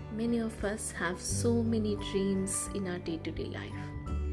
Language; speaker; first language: English; non-native, local second language; Hindi